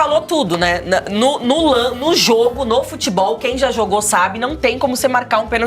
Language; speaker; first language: Portuguese; native; Portuguese